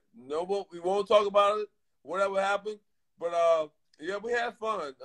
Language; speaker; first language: English; native; English